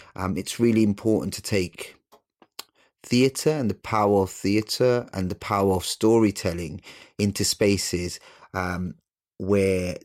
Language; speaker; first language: English; native; English